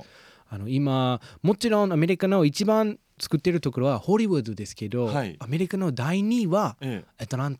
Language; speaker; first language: Japanese; non-native, fluent; English